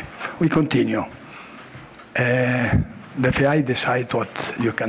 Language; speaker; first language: English; non-native, learner; Italian